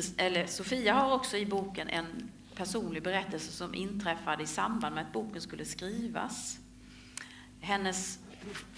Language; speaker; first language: Swedish; native; Swedish